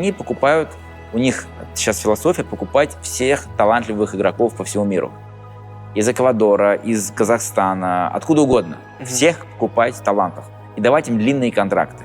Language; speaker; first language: Russian; native; Russian